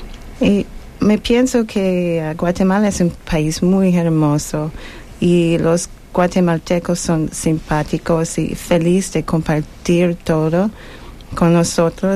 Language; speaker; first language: Spanish; non-native, learner; English